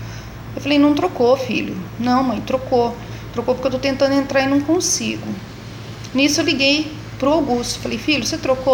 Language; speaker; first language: Portuguese; native; Portuguese